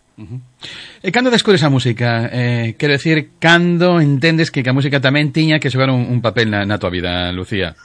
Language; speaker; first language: Galician; non-native, local second language; Spanish